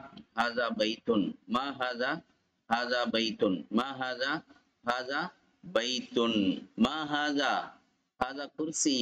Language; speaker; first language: Arabic; non-native, fluent; Tamil